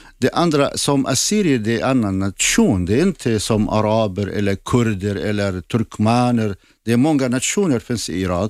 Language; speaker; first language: Swedish; non-native, fluent; Assyrian Neo-Aramaic